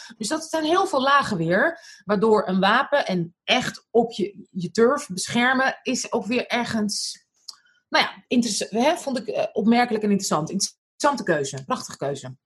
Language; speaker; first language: Dutch; early bilingual, other home language; Arabic